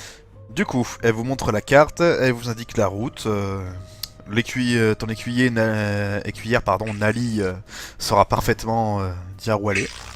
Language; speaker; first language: French; native; French